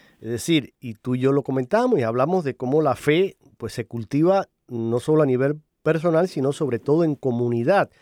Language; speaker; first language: Spanish; native; Spanish